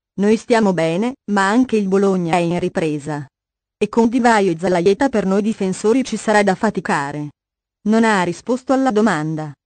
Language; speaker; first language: Italian; native; Italian